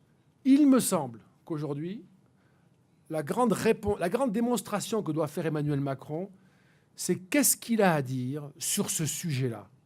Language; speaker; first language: French; native; French